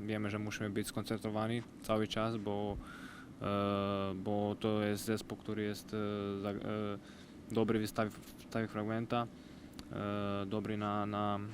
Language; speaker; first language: Polish; non-native, learner; Croatian